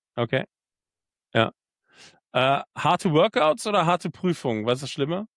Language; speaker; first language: German; native; German